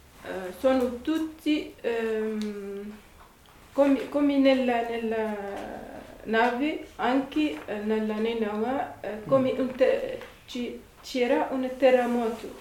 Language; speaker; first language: Italian; non-native, learner; Arabic